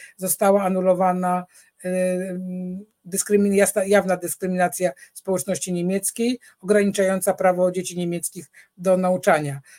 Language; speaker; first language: Polish; native; Polish